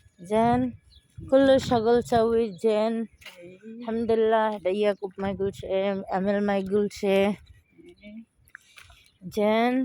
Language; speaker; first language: Arabic; non-native, learner; Bangla